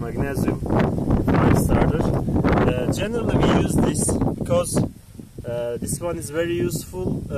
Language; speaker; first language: English; non-native, learner; Turkish